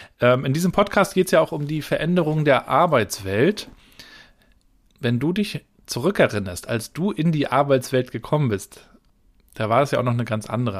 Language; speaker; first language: German; native; German